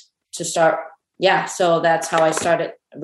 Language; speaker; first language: English; non-native, fluent; Chinese